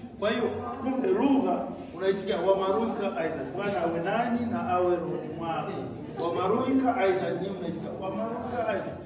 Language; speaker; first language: Swahili; native; Swahili